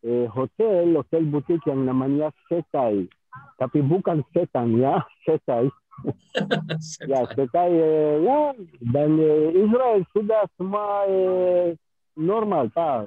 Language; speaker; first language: Indonesian; non-native, fluent; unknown